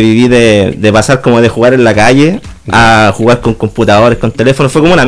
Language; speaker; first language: Spanish; native; Spanish